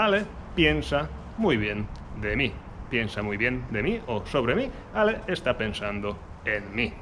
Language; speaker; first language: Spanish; non-native, fluent; Polish